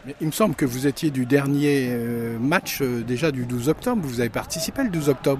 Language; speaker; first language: French; native; French